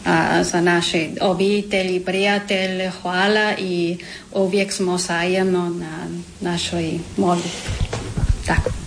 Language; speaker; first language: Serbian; non-native, learner; Spanish